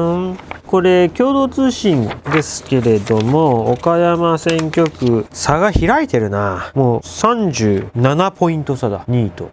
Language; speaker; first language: Japanese; native; Japanese